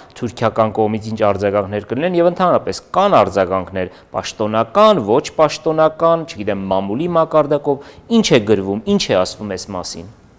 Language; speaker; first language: Armenian; native; Armenian